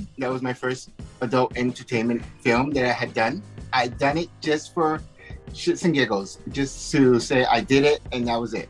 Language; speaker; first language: English; early bilingual, other home language; Spanish